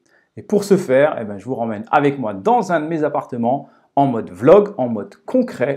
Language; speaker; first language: French; native; French